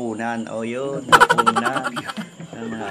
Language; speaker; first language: Filipino; native; Filipino